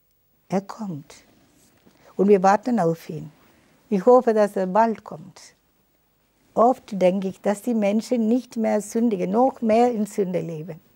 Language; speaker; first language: German; non-native, fluent; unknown